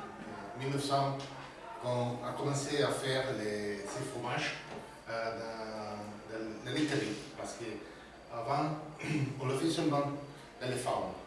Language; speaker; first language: French; non-native, learner; Spanish